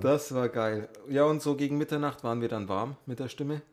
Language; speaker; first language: German; native; German